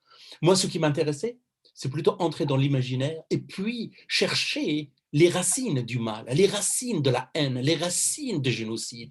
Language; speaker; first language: French; non-native, fluent; Persian